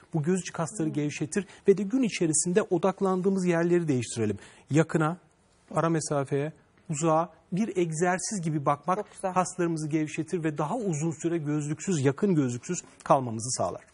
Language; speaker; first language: Turkish; native; Turkish